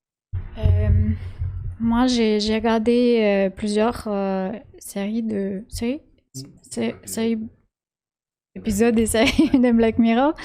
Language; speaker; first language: French; non-native, learner; Russian